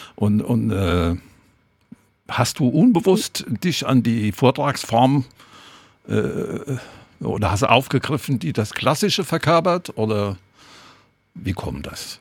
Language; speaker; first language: German; native; German